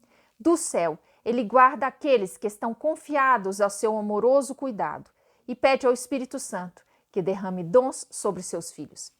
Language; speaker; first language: Portuguese; native; Portuguese